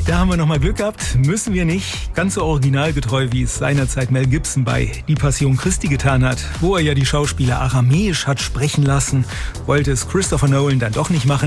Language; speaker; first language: German; native; German